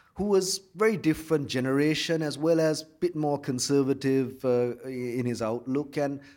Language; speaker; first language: English; non-native, local second language; Sinhala